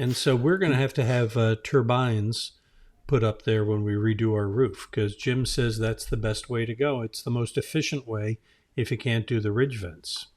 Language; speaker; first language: English; native; English